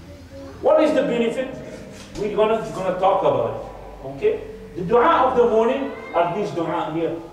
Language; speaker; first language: English; non-native, fluent; Arabic